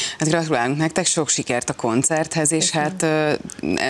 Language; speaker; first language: Hungarian; native; Hungarian